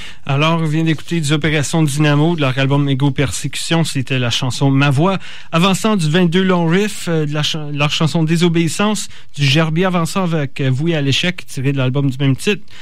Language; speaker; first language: French; native; French